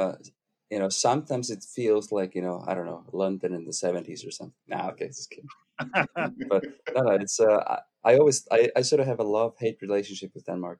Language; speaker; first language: English; non-native, fluent; Icelandic